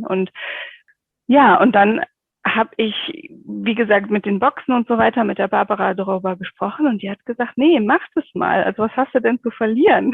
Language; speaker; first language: German; native; German